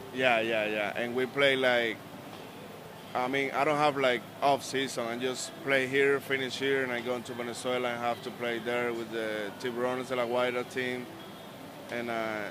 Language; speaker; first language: English; non-native, learner; Spanish